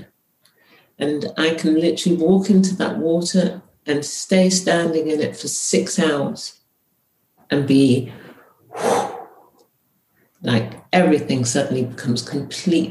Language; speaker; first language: English; native; English